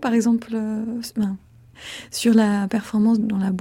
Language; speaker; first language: French; native; French